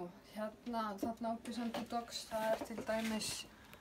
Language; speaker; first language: Icelandic; non-native, learner; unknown